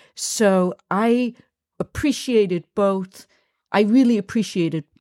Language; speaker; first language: English; non-native, fluent; German